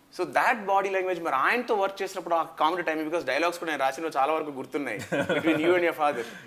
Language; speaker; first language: Telugu; native; Telugu